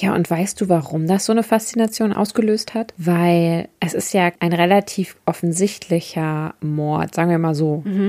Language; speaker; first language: German; native; German